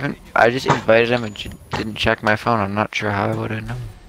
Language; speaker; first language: English; native; English